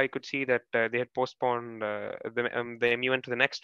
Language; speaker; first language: English; non-native, local second language; Tamil